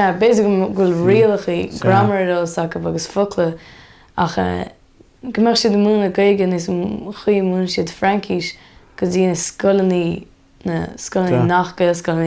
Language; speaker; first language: Irish; native; Irish